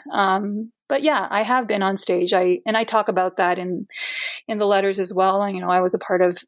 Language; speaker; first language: English; non-native, fluent; Portuguese